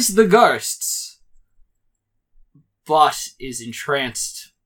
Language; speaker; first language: English; native; English